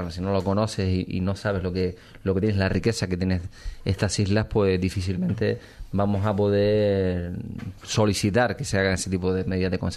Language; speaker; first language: Spanish; native; Spanish